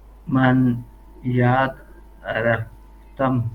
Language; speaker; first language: Persian; non-native, learner; Urdu